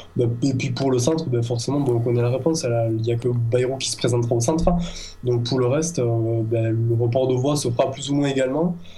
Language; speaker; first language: French; native; French